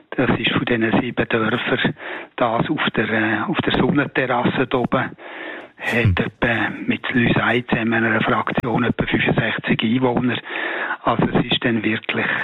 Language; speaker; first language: German; native; German